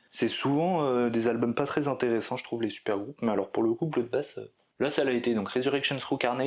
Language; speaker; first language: French; native; French